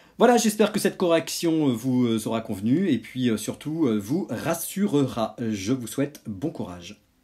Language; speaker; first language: French; native; French